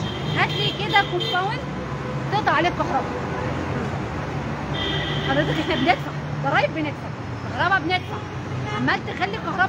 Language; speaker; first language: Arabic; native; Arabic